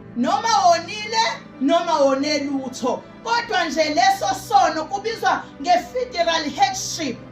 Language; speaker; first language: Zulu; native; Zulu